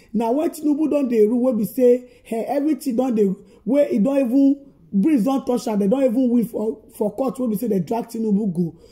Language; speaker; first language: Nigerian Pidgin; native; Nigerian Pidgin